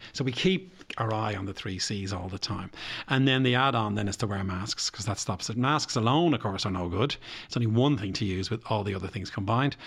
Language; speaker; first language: English; native; English